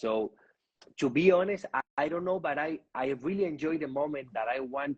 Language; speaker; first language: English; non-native, learner; Spanish